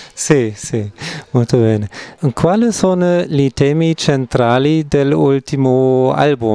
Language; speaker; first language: Italian; non-native, learner; German